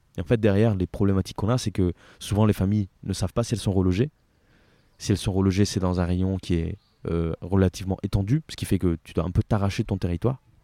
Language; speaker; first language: French; non-native, fluent; Italian